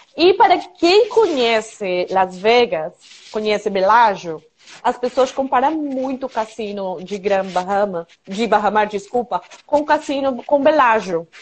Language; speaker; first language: Portuguese; non-native, fluent; Spanish